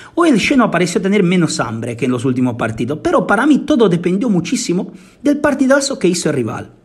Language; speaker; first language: Spanish; non-native, fluent; Italian